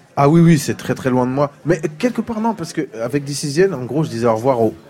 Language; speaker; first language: French; native; French